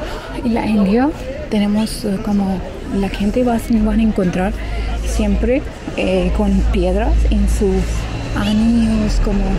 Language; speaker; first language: Spanish; non-native, learner; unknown